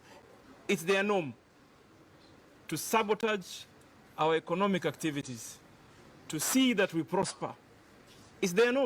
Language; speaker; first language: English; non-native, local second language; Swahili